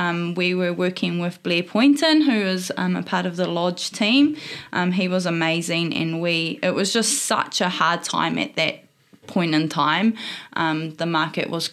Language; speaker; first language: English; native; English